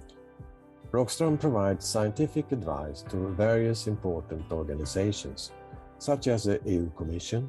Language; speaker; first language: English; non-native, fluent; Swedish